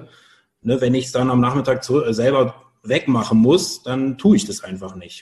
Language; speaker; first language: German; native; German